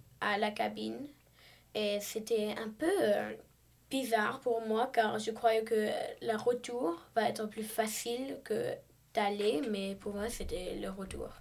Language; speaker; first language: French; non-native, learner; English